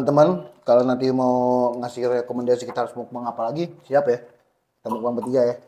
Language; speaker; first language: Indonesian; native; Indonesian